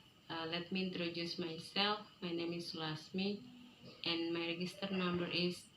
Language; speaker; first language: English; non-native, learner; Indonesian